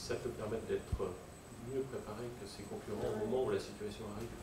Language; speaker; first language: French; native; French